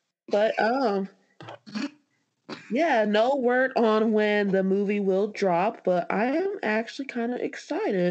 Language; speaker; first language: English; native; English